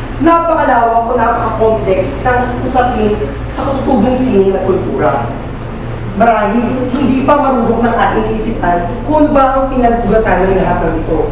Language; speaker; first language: Filipino; non-native, local second language; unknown